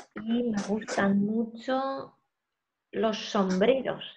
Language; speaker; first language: Spanish; non-native, fluent; Russian